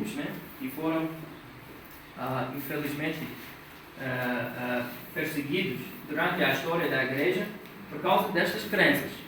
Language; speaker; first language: Portuguese; non-native, fluent; English